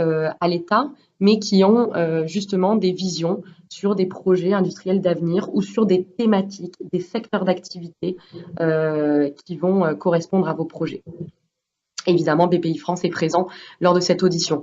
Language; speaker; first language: French; native; French